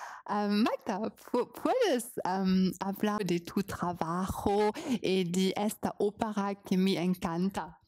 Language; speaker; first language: Spanish; non-native, learner; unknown